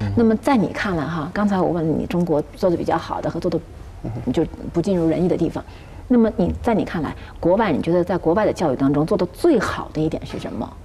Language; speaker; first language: Chinese; native; Chinese